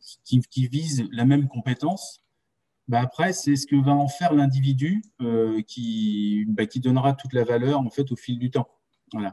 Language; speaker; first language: French; native; French